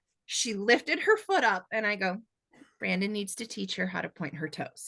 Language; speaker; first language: English; native; English